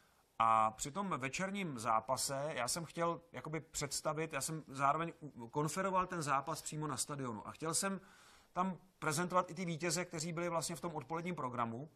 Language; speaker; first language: Czech; native; Czech